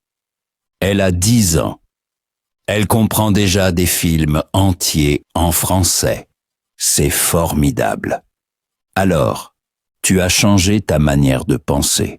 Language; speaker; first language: French; non-native, fluent; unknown